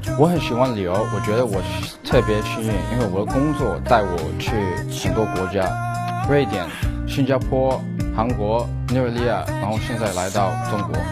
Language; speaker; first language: Chinese; early bilingual, heritage; Chinese